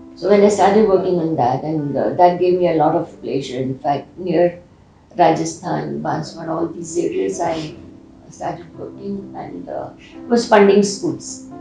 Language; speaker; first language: English; non-native, local second language; Hindi